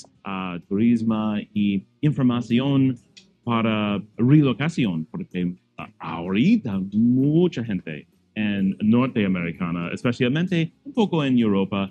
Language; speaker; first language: Spanish; non-native, learner; English